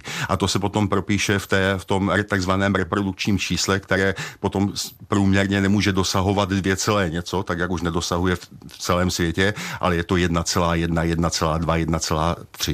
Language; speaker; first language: Czech; native; Czech